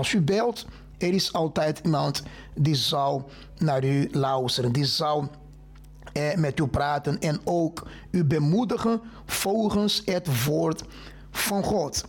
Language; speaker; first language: Dutch; non-native, fluent; Portuguese